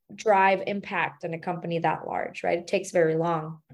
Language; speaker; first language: English; non-native, fluent; German